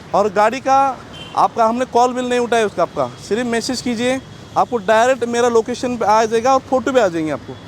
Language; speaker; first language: Hindi; non-native, local second language; Marathi